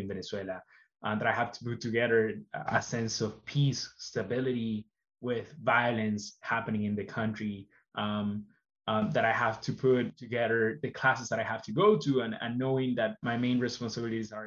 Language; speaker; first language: English; non-native, fluent; Spanish